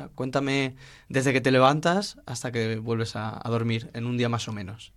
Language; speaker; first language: Spanish; native; Spanish